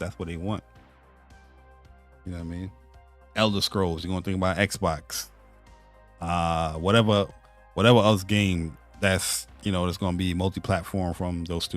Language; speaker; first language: English; native; English